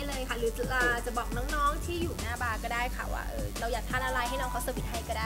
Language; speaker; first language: Thai; native; Thai